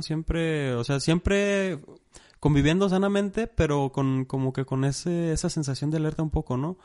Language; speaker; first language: Spanish; native; Spanish